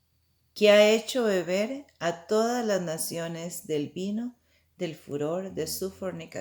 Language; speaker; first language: Spanish; native; Spanish